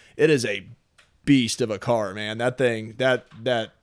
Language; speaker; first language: English; native; English